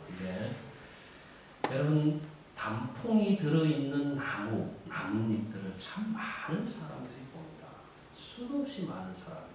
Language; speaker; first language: Korean; native; Korean